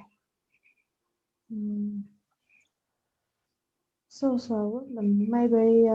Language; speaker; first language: English; non-native, learner; Vietnamese